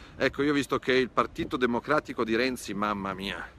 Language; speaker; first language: Italian; native; Italian